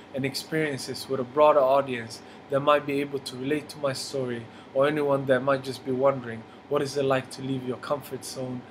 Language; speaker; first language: English; non-native, fluent; Somali